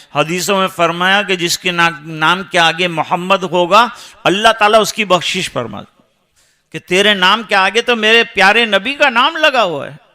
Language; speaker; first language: Urdu; non-native, local second language; Gujarati